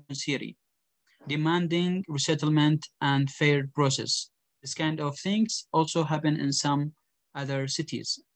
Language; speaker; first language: English; non-native, fluent; Arabic